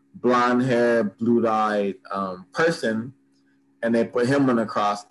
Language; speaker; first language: English; native; English